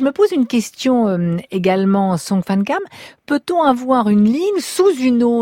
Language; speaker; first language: French; native; French